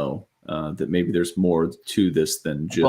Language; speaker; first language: English; native; English